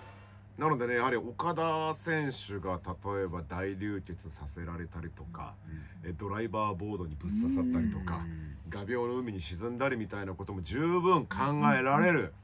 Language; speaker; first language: Japanese; native; Japanese